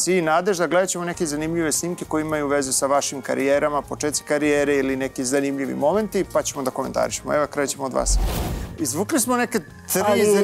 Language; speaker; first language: Serbian; native; Serbian